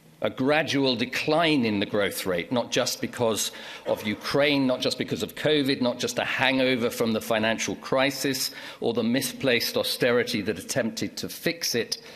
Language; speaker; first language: English; native; English